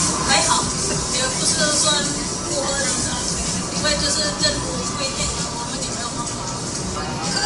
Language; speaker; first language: Chinese; non-native, learner; Indonesian